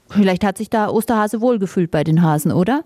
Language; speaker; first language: German; native; German